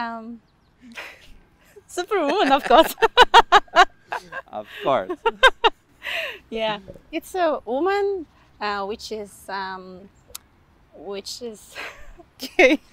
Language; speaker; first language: English; non-native, fluent; Ukrainian